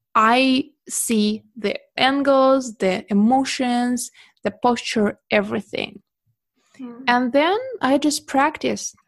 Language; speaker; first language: English; non-native, fluent; Russian